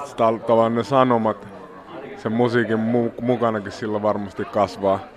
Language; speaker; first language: Finnish; native; Finnish